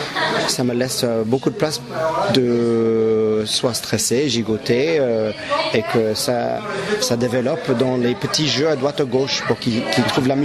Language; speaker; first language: French; non-native, local second language; English